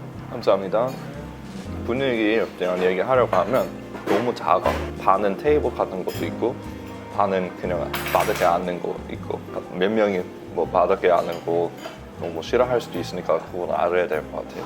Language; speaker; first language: Korean; non-native, fluent; English